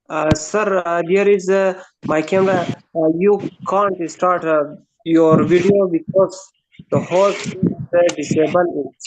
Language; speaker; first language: English; non-native, learner; Persian